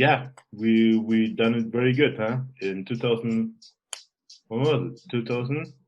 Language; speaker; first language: English; non-native, fluent; German